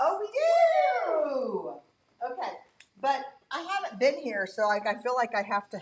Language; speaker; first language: English; native; English